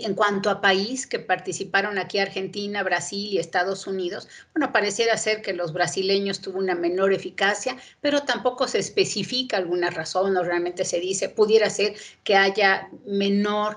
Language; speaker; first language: Spanish; native; Spanish